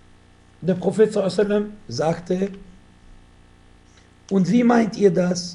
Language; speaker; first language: German; non-native, fluent; Arabic